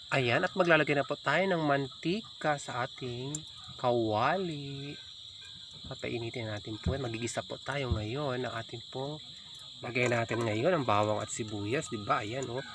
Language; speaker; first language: Filipino; non-native, local second language; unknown